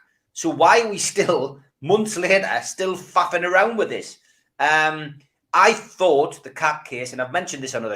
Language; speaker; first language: English; native; English